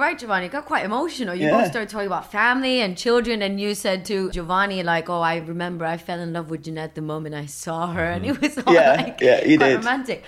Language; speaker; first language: English; early bilingual, other home language; Spanish